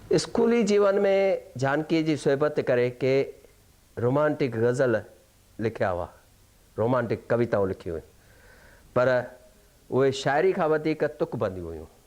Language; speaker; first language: Sindhi; native; Sindhi